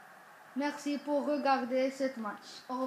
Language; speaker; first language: French; non-native, learner; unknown